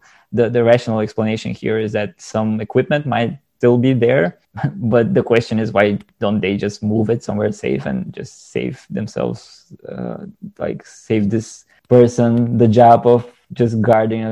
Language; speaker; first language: English; non-native, fluent; Bulgarian